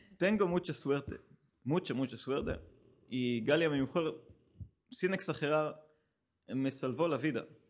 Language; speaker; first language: Spanish; non-native, learner; Hebrew